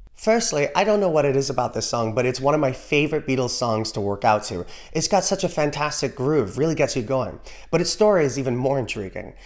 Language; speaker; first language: English; native; English